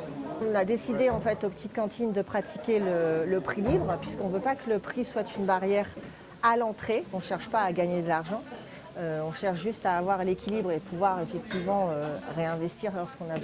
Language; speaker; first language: French; native; French